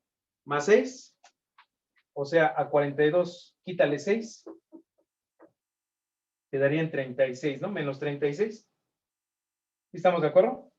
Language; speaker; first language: Spanish; native; Spanish